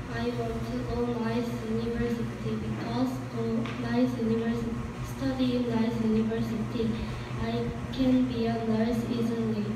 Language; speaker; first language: English; non-native, learner; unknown